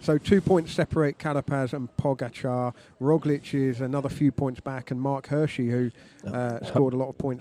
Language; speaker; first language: English; native; English